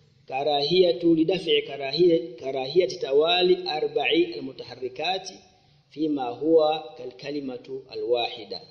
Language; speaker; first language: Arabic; non-native, fluent; Swahili